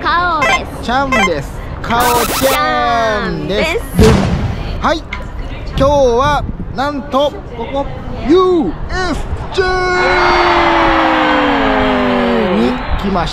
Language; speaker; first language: Japanese; native; Japanese